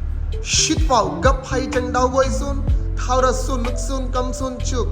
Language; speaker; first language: Vietnamese; non-native, learner; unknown